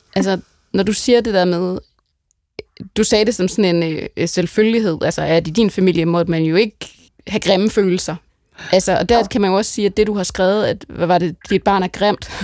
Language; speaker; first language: Danish; native; Danish